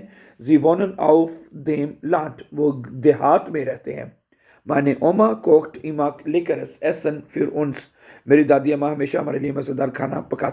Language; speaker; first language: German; non-native, fluent; Urdu